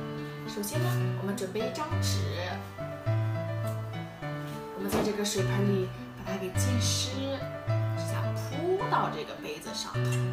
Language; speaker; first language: Chinese; native; Chinese